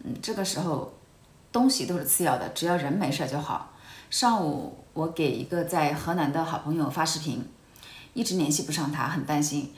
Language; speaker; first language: Chinese; native; Chinese